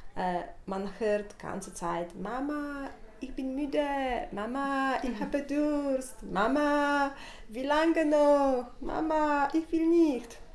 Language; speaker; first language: German; non-native, learner; Polish